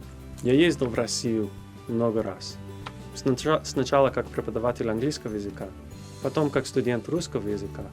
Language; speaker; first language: Russian; non-native, fluent; English